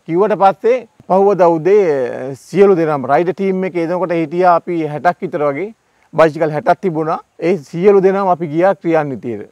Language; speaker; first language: Sinhala; native; Sinhala